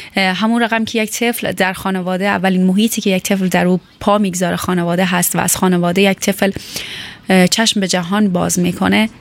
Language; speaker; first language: Persian; native; Persian